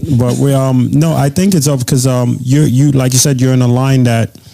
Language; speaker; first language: English; non-native, local second language; Yoruba